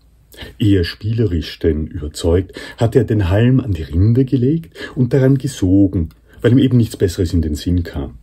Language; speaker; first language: German; native; German